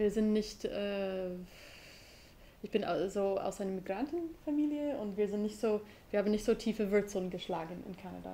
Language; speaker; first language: German; non-native, fluent; English